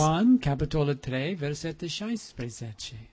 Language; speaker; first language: Romanian; non-native, learner; English